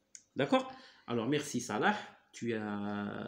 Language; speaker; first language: French; non-native, local second language; Arabic